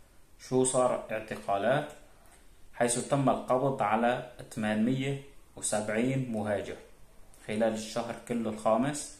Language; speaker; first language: Arabic; native; Arabic